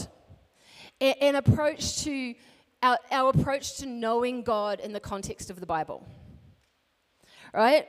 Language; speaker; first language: English; native; English